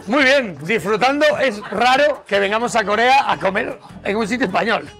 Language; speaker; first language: Spanish; native; Spanish